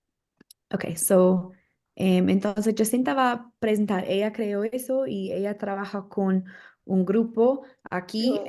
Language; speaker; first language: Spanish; non-native, learner; English